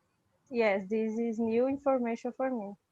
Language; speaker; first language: English; non-native, learner; Portuguese